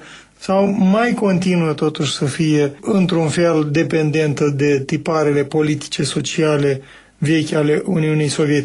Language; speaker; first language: Romanian; native; Romanian